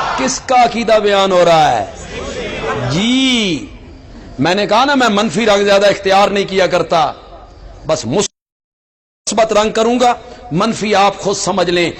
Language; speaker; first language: Urdu; non-native, local second language; Punjabi